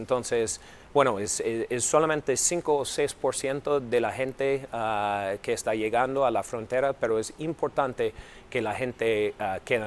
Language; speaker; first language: Spanish; non-native, fluent; English